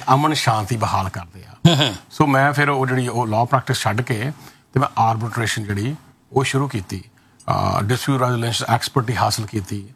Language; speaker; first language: Punjabi; early bilingual, heritage; Punjabi